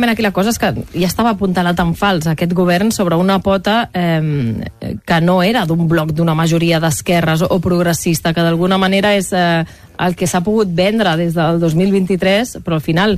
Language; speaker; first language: Catalan; native; Catalan